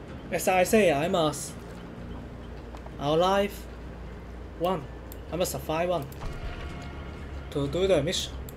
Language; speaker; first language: English; non-native, learner; Chinese